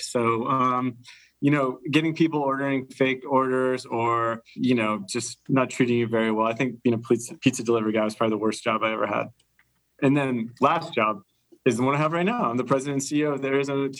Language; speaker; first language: English; native; English